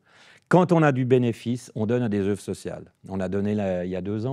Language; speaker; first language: French; native; French